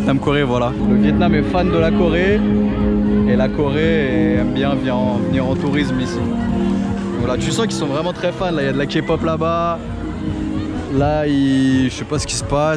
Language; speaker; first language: French; native; French